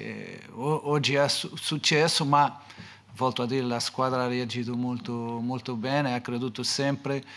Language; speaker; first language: Italian; non-native, fluent; Portuguese